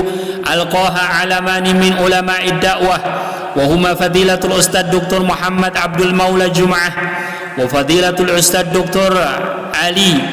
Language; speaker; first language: Arabic; non-native, fluent; Indonesian